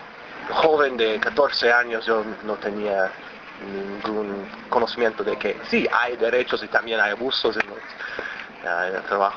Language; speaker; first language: Spanish; early bilingual, other home language; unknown